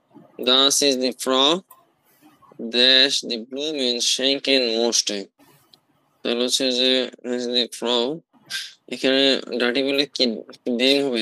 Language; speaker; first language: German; non-native, learner; Bangla